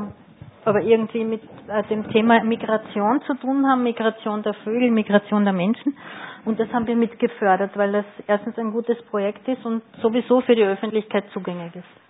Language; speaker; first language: German; native; German